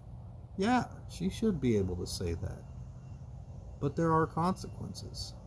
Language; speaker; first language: English; native; English